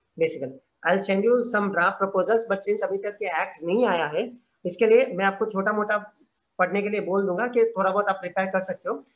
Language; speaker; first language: Hindi; non-native, local second language; Gujarati